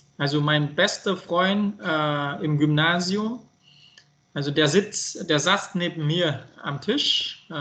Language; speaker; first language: German; non-native, fluent; Vietnamese